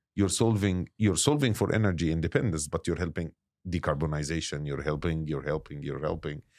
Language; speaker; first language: English; non-native, fluent; Arabic